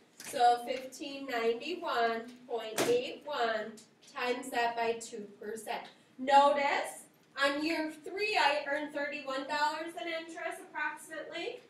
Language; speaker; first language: English; native; English